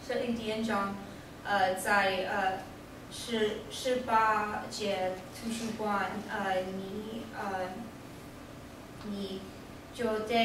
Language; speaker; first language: Chinese; non-native, learner; English